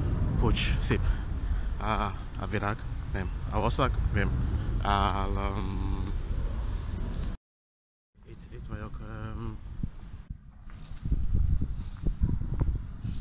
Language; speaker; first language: Hungarian; non-native, learner; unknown